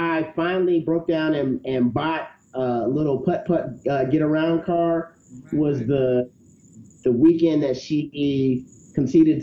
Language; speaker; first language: English; native; English